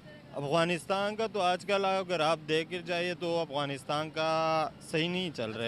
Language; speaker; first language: Hindi; non-native, local second language; Pashto